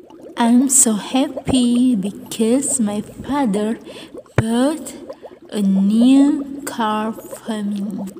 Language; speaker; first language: English; non-native, fluent; Indonesian